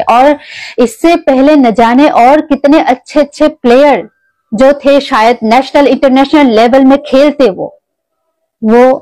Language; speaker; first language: Hindi; non-native, local second language; Kok Borok